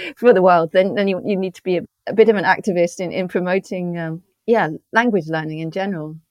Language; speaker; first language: English; native; English